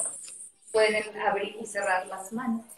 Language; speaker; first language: Spanish; native; Spanish